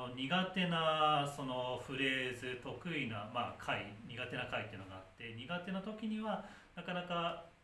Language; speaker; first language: Japanese; native; Japanese